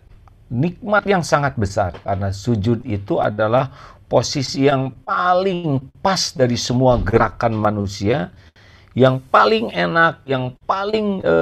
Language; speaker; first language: Indonesian; native; Indonesian